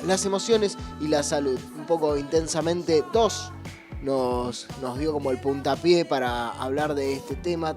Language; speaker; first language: Spanish; native; Spanish